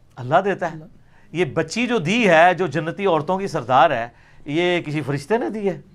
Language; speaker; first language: Urdu; non-native, local second language; Punjabi